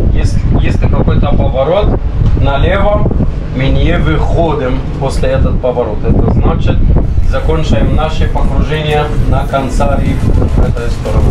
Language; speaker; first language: Russian; non-native, learner; Arabic